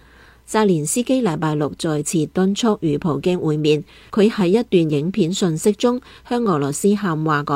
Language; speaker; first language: Chinese; non-native, local second language; Cantonese